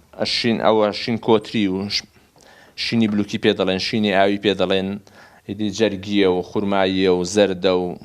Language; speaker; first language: Central Kurdish; native; Central Kurdish